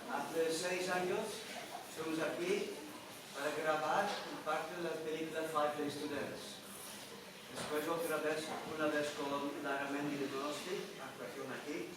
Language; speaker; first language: Spanish; non-native, learner; Dutch